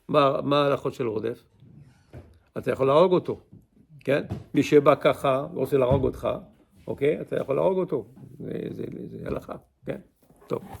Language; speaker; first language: Hebrew; non-native, fluent; English